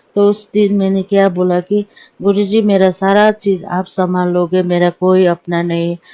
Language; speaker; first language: Hindi; non-native, local second language; Nepali